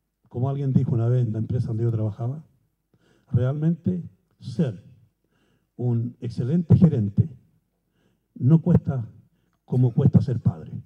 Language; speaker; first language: Spanish; native; Spanish